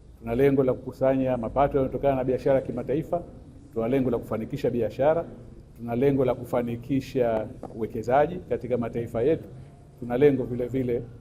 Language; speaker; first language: Swahili; native; Swahili